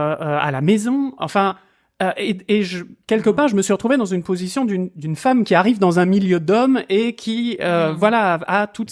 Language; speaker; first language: French; native; French